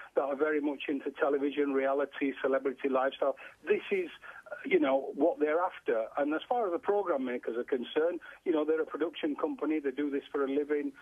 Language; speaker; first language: English; native; English